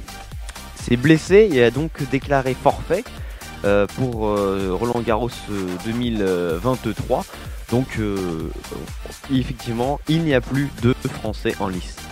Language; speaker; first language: French; native; French